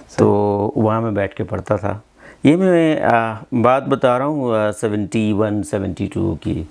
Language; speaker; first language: Hindi; non-native, local second language; Punjabi